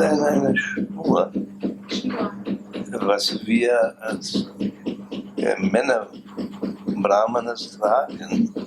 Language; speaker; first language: German; non-native, learner; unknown